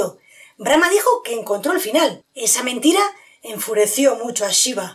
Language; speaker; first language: Spanish; native; Spanish